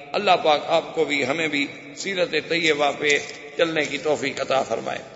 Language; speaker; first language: Urdu; native; Urdu